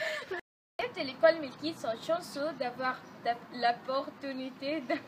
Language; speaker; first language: French; non-native, learner; Arabic